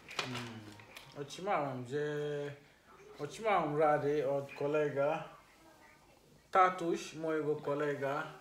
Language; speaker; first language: Polish; non-native, learner; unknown